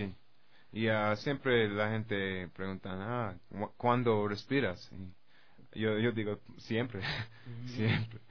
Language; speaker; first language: Spanish; non-native, learner; English